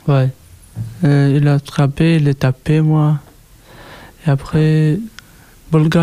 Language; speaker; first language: French; non-native, learner; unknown